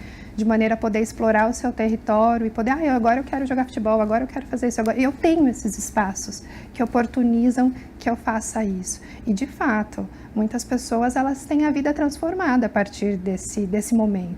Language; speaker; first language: Portuguese; native; Portuguese